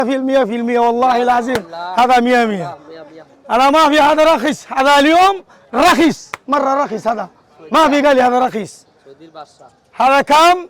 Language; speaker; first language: Arabic; non-native, learner; Bangla